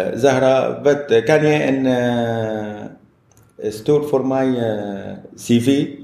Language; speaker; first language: Dutch; non-native, learner; Arabic